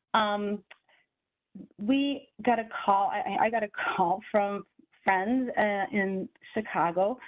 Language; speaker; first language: English; native; English